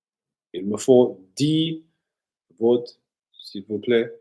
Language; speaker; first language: French; non-native, learner; English